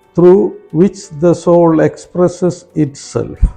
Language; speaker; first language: English; non-native, local second language; Malayalam